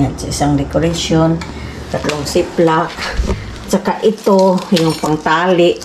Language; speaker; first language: Filipino; non-native, local second language; Cebuano